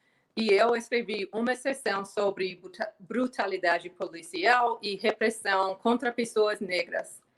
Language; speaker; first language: Portuguese; non-native, fluent; English